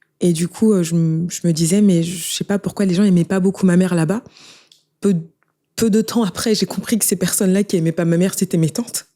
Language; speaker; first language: French; early bilingual, other home language; Haitian Creole